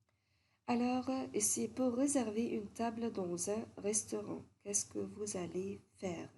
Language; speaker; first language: French; non-native, fluent; Arabic